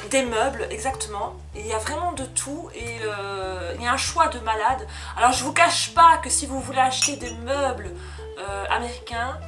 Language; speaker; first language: French; native; French